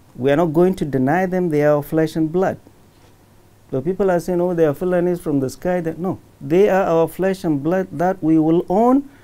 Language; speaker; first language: English; non-native, local second language; Hausa